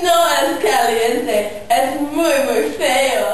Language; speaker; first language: Spanish; non-native, learner; English